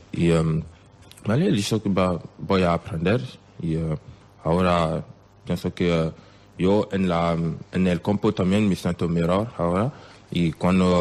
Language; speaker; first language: Spanish; non-native, learner; French